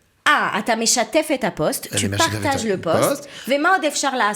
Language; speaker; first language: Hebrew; non-native, fluent; French